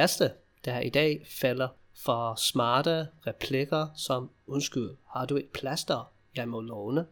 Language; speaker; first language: Danish; non-native, fluent; English